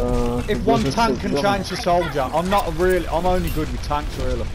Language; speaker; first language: English; native; English